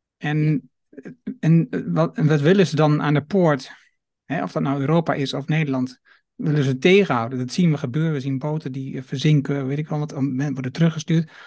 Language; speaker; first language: Dutch; native; Dutch